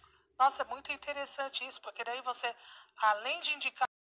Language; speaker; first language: Portuguese; native; Portuguese